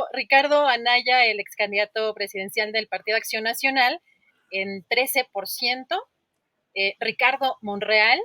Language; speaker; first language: Spanish; native; Spanish